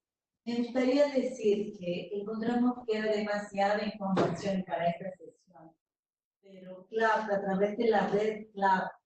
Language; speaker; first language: Spanish; non-native, fluent; Portuguese